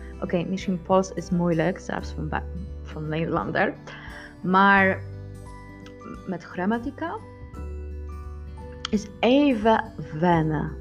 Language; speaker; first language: Dutch; non-native, learner; Polish